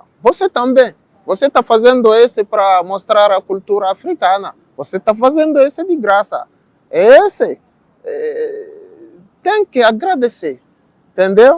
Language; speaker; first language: Portuguese; non-native, learner; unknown